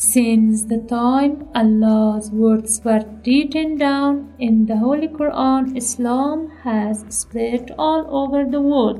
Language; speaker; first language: English; non-native, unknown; Persian